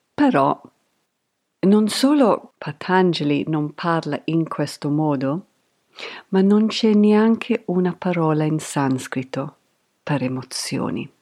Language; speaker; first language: Italian; non-native, fluent; English